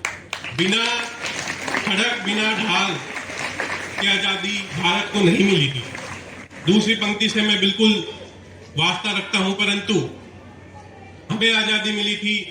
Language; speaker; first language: Hindi; native; Hindi